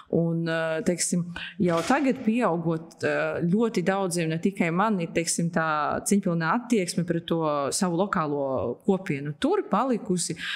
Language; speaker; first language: Latvian; native; Latvian